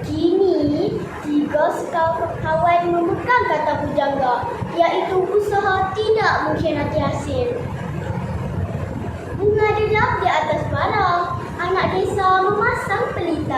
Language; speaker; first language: Malay; native; Malay